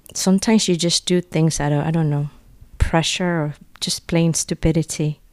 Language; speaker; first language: English; non-native, fluent; Spanish